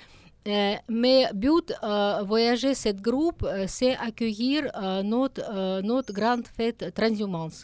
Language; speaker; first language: French; non-native, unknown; Russian